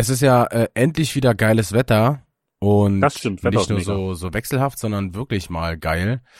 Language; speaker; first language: German; native; German